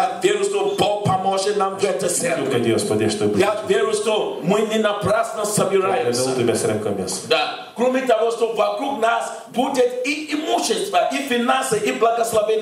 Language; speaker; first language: Russian; non-native, fluent; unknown